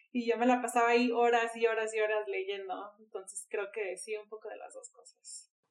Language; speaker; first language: Spanish; early bilingual, heritage; Spanish